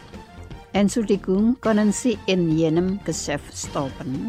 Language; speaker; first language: German; non-native, fluent; Indonesian